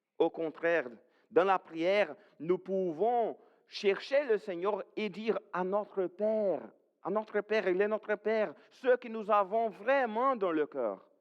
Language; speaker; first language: French; non-native, fluent; Portuguese